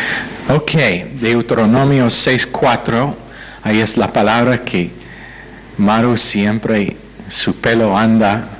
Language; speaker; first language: Spanish; non-native, fluent; English